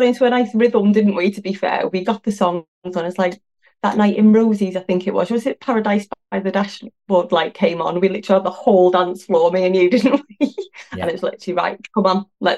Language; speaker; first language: English; native; English